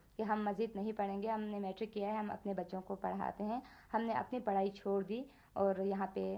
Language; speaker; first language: Urdu; non-native, local second language; Balti